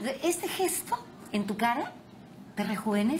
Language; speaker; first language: Spanish; native; Spanish